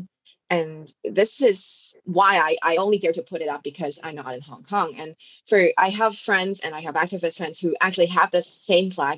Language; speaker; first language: English; non-native, local second language; Cantonese